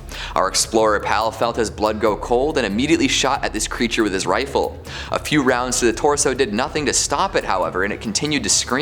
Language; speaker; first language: English; native; English